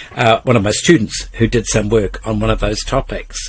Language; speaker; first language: English; native; English